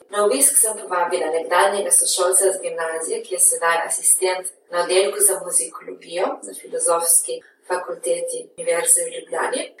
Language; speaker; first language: Slovenian; native; Slovenian